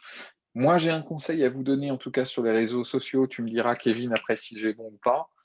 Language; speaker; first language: French; native; French